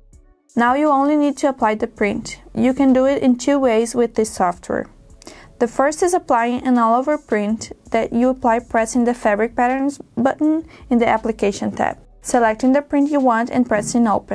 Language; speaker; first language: English; non-native, fluent; Portuguese